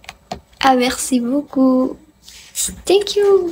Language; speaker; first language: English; non-native, learner; Spanish